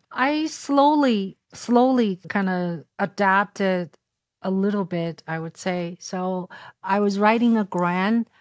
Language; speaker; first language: English; non-native, fluent; Chinese